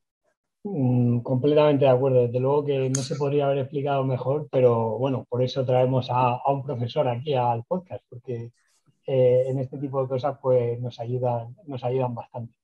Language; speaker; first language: Spanish; native; Spanish